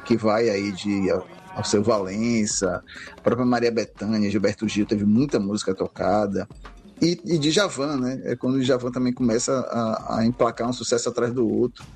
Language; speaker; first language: Portuguese; native; Portuguese